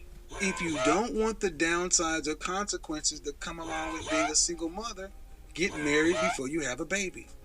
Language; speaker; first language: English; native; English